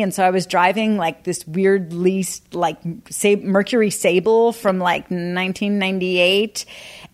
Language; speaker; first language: English; native; English